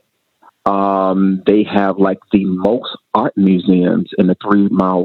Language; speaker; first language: English; native; English